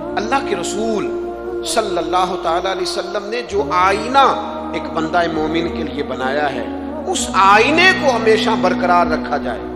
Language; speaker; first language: Urdu; non-native, local second language; Punjabi